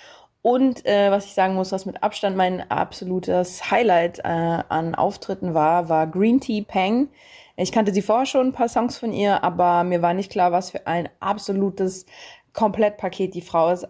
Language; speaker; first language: German; native; German